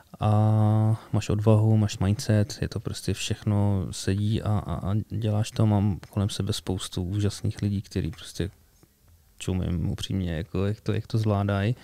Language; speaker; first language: Czech; early bilingual, other home language; Arabic